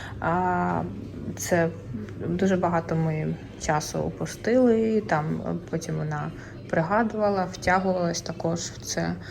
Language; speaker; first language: Ukrainian; non-native, local second language; Russian